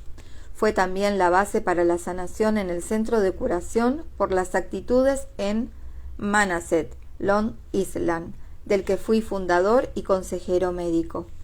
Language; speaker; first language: Spanish; native; Spanish